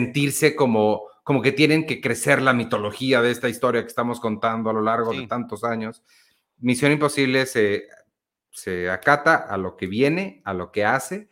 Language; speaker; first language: Spanish; native; Spanish